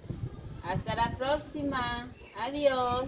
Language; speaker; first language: Spanish; non-native, fluent; French